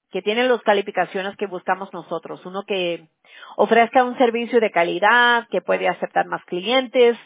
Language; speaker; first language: Spanish; early bilingual, other home language; English